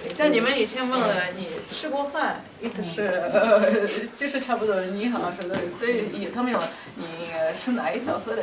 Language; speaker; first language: Chinese; non-native, fluent; Russian